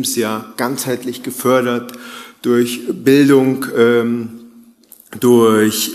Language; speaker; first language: German; native; German